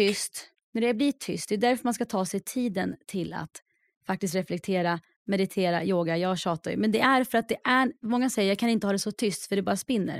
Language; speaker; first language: Swedish; native; Swedish